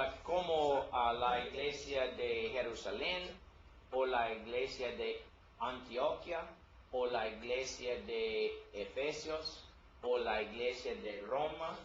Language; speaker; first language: Spanish; non-native, learner; English